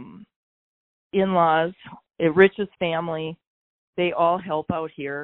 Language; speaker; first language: English; native; English